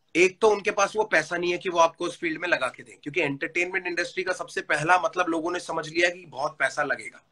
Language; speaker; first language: Hindi; native; Hindi